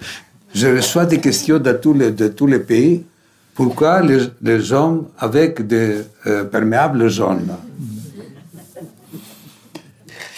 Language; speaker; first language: French; non-native, fluent; Greek